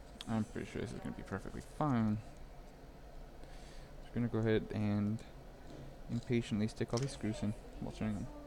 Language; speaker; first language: English; native; English